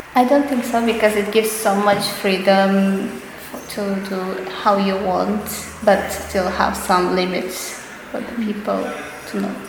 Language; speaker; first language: English; non-native, fluent; Russian